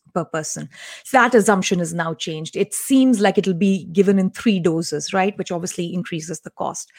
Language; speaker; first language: English; non-native, local second language; Tamil